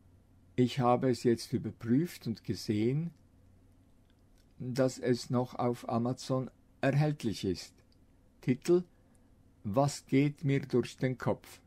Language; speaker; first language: German; non-native, fluent; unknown